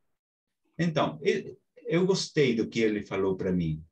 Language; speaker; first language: Portuguese; non-native, fluent; Spanish